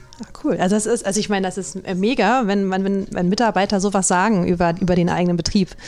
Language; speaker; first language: German; native; German